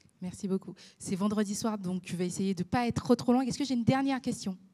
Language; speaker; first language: French; native; French